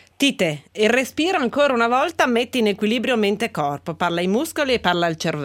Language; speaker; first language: Italian; native; Italian